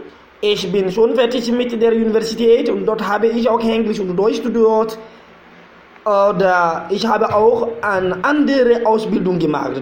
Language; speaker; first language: German; non-native, learner; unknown